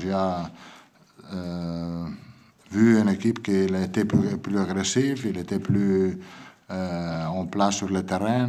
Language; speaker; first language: French; non-native, learner; Italian